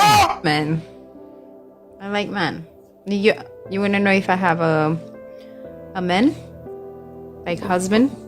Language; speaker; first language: English; non-native, learner; Haitian Creole